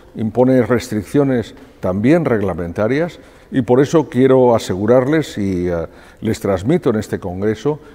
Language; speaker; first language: Spanish; native; Spanish